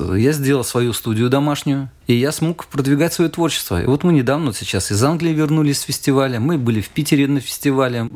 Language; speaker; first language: Russian; native; Russian